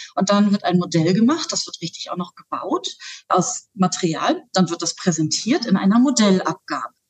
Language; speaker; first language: German; native; German